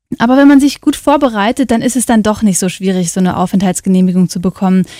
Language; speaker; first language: German; native; German